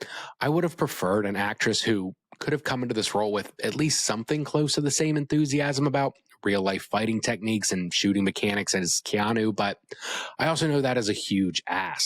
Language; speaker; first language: English; native; English